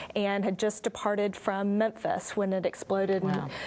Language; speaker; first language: English; native; English